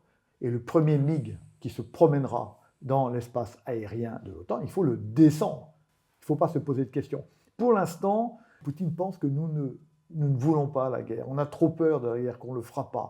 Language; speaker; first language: French; native; French